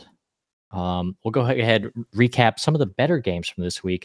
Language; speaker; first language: English; native; English